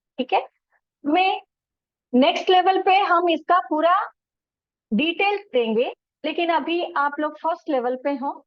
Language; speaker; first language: Hindi; non-native, local second language; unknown